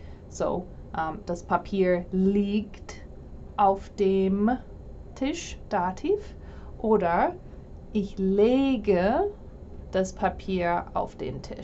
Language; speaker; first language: German; non-native, fluent; English